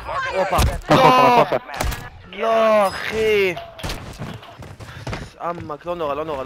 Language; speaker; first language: Hebrew; native; Hebrew